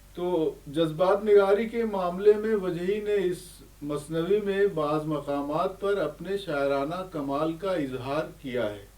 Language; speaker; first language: Urdu; native; Urdu